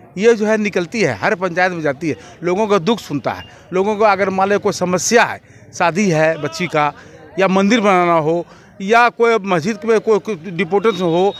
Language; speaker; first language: Hindi; native; Hindi